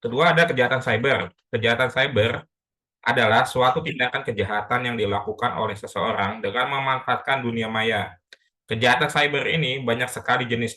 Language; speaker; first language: Indonesian; native; Indonesian